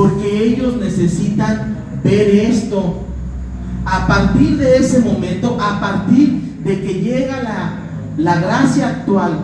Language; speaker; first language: Spanish; native; Spanish